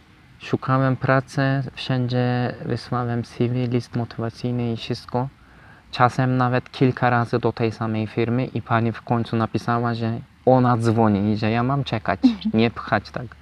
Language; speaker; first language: Polish; non-native, learner; Turkish